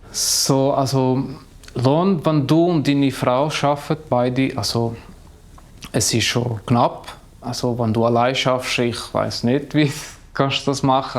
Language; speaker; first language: German; non-native, learner; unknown